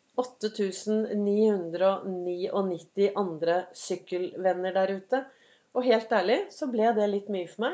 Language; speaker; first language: Norwegian; native; Norwegian